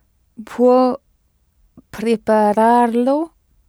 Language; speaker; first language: Italian; non-native, learner; French